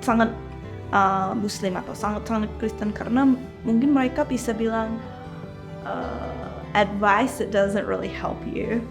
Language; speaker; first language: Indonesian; early bilingual, heritage; English